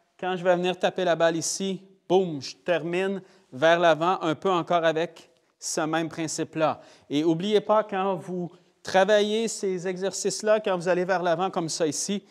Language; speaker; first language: French; native; French